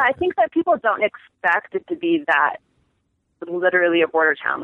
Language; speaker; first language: English; native; English